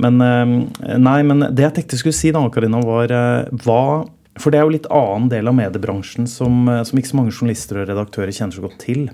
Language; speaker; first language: Norwegian; native; Norwegian